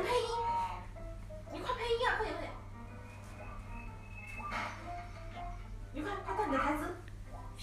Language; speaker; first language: Chinese; native; Chinese